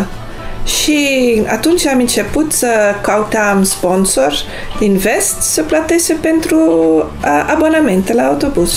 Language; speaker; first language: Romanian; non-native, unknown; Dutch